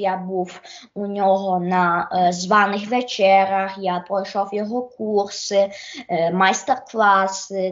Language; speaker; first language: Ukrainian; early bilingual, heritage; Ukrainian